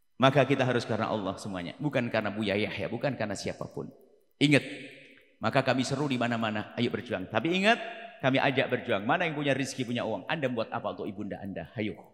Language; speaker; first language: Indonesian; native; Indonesian